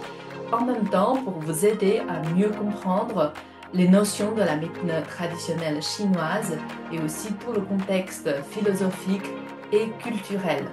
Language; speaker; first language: French; non-native, fluent; Chinese